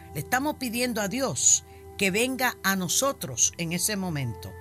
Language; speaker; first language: Spanish; early bilingual, heritage; Spanish